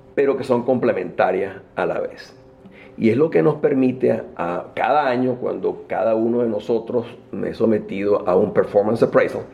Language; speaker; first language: Spanish; native; Spanish